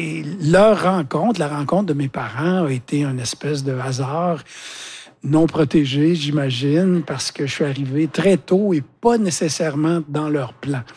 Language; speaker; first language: French; native; French